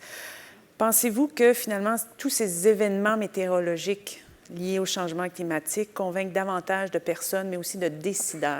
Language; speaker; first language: French; native; French